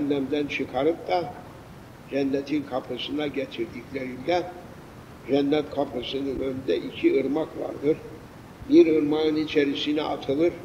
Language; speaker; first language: Turkish; native; Turkish